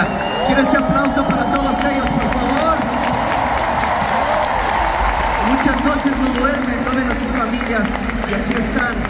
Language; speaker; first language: Spanish; native; Spanish